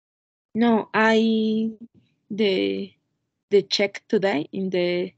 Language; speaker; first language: English; non-native, learner; Spanish